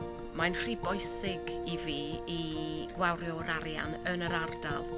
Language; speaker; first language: Welsh; non-native, learner; English